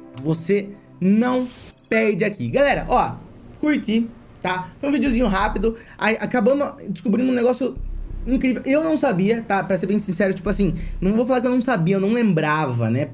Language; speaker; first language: Portuguese; native; Portuguese